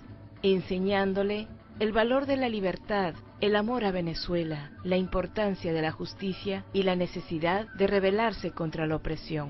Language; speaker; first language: Spanish; native; Spanish